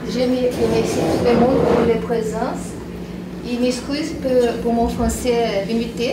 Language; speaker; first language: French; non-native, learner; Portuguese